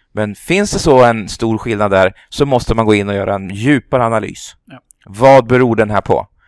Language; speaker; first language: Swedish; native; Swedish